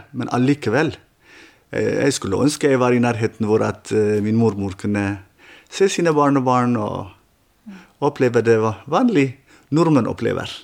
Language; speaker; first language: Norwegian; non-native, fluent; Tigrinya